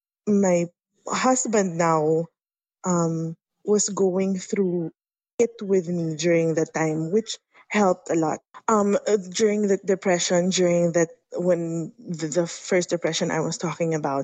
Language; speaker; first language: English; non-native, local second language; Filipino